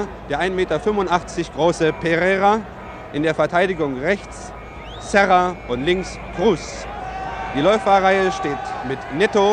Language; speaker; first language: German; native; German